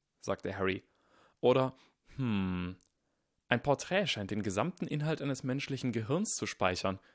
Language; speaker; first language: German; native; German